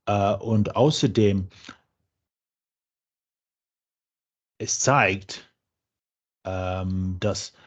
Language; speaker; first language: German; non-native, fluent; English